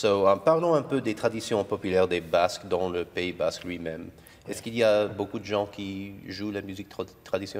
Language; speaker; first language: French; non-native, fluent; English